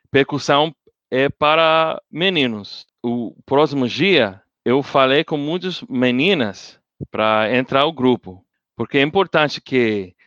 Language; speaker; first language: Portuguese; non-native, learner; English